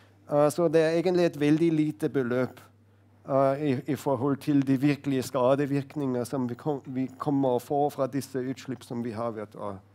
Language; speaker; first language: Norwegian; non-native, fluent; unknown